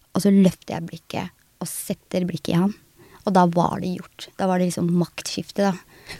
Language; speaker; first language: Norwegian; early bilingual, other home language; Somali